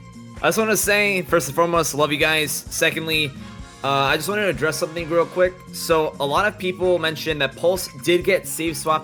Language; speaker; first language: English; native; English